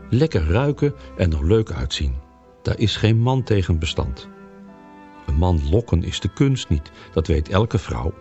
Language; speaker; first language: Dutch; native; Dutch